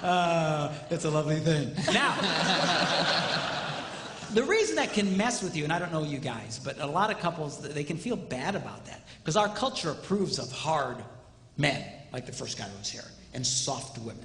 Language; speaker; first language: English; native; English